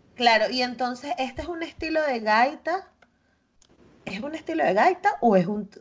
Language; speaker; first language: Spanish; native; Spanish